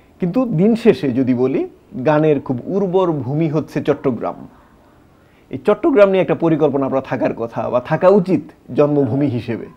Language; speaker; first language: Bangla; native; Bangla